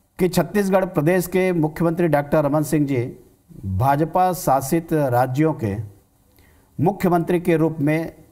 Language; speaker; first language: Hindi; native; Hindi